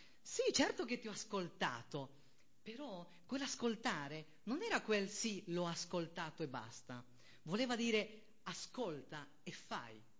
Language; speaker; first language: Italian; non-native, fluent; Spanish